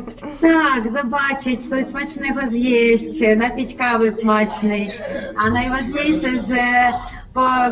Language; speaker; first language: Polish; non-native, learner; Ukrainian